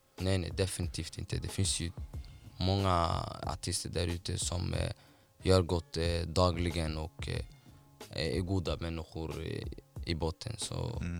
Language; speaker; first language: Swedish; non-native, fluent; Somali